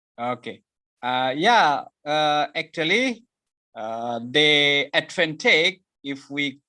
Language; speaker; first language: English; non-native, learner; Indonesian